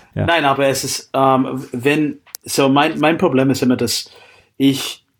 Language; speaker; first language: German; non-native, fluent; English